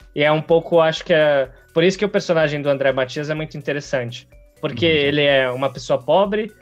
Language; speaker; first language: Portuguese; native; Portuguese